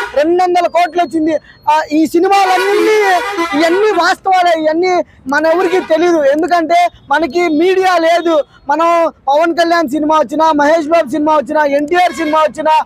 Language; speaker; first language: Telugu; native; Telugu